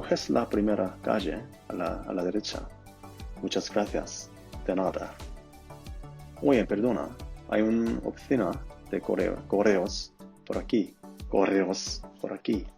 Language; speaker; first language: Spanish; non-native, learner; Korean